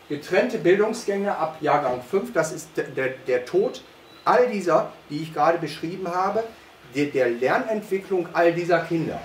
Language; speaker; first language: German; native; German